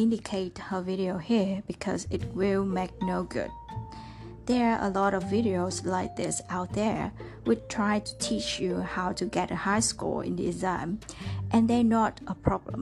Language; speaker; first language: English; non-native, fluent; Vietnamese